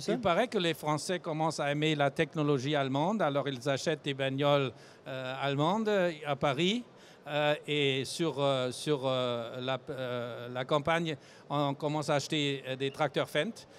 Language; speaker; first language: French; non-native, fluent; German